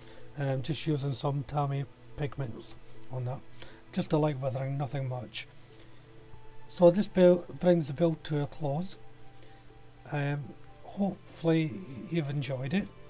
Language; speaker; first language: English; native; English